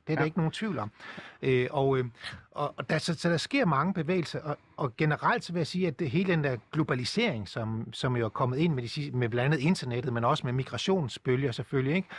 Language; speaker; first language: Danish; native; Danish